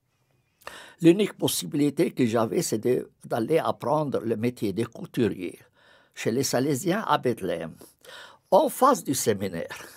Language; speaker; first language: French; non-native, fluent; Arabic